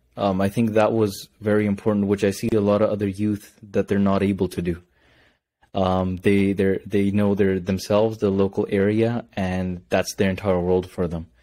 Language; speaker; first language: English; early bilingual, other home language; Punjabi